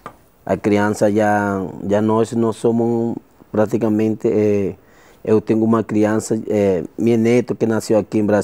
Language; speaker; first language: Portuguese; non-native, learner; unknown